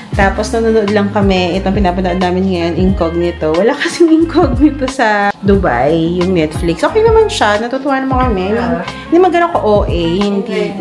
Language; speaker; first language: Filipino; native; Filipino